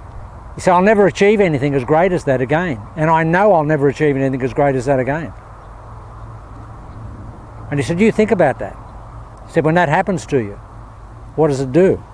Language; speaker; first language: English; native; English